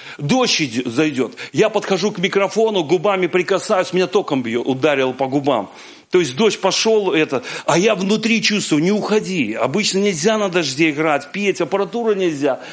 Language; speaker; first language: Russian; native; Russian